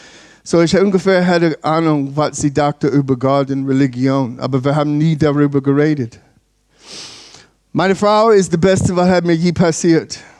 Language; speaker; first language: German; non-native, learner; English